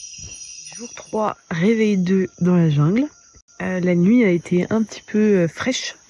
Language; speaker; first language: French; native; French